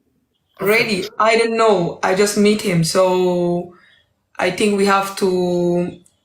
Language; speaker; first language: English; non-native, learner; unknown